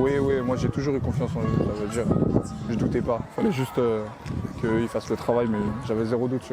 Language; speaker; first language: French; native; French